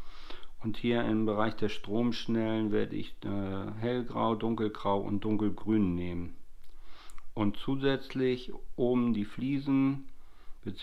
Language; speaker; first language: German; native; German